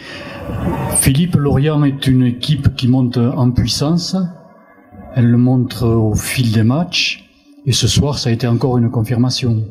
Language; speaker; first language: French; native; French